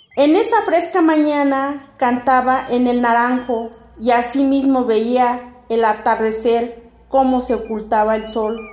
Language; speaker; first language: Spanish; non-native, local second language; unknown